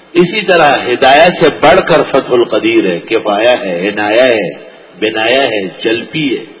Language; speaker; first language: Urdu; non-native, local second language; Pashto